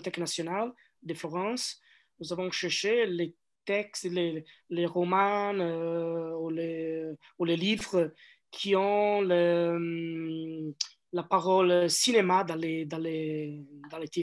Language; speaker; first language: French; non-native, learner; Italian